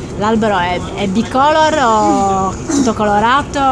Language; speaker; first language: Italian; native; Italian